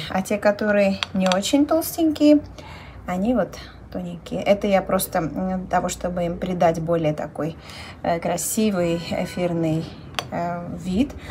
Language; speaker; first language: Russian; non-native, local second language; Armenian